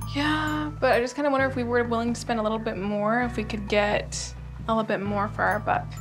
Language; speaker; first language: English; native; English